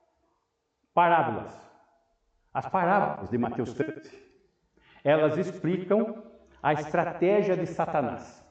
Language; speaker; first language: Portuguese; native; Portuguese